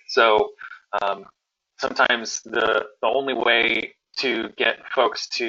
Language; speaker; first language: English; native; English